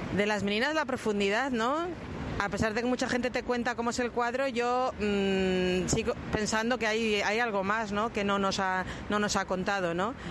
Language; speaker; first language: Spanish; native; Spanish